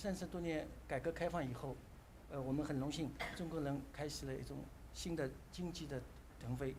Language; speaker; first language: Chinese; native; Chinese